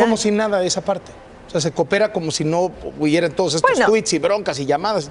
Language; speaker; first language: Spanish; native; Spanish